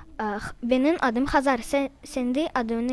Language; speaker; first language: Turkish; non-native, learner; Russian